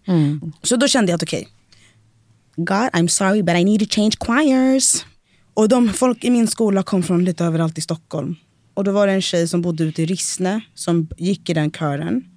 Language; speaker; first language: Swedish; native; Swedish